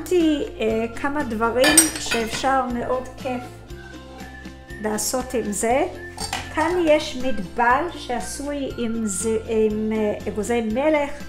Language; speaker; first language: Hebrew; non-native, fluent; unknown